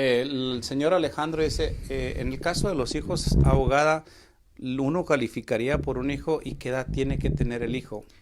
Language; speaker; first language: Spanish; native; Spanish